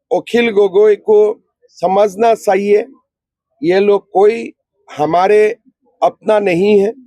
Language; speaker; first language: Hindi; non-native, local second language; Assamese